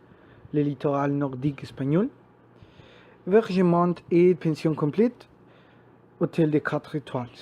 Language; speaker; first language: French; non-native, learner; Spanish